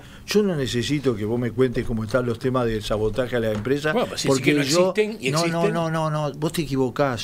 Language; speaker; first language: Spanish; native; Spanish